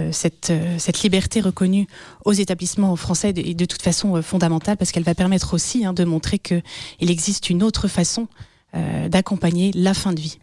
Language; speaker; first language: French; native; French